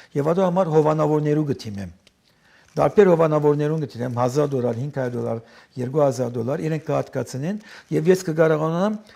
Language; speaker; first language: Armenian; early bilingual, heritage; Armenian